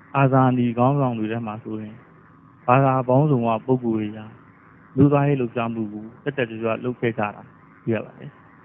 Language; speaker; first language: Burmese; native; Burmese